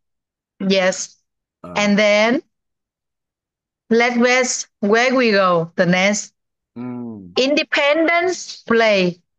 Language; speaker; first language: English; non-native, learner; Vietnamese